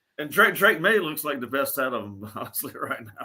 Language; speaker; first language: English; native; English